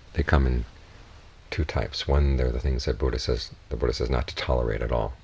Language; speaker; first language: English; native; English